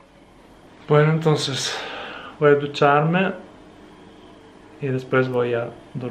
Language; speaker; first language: Spanish; non-native, fluent; Italian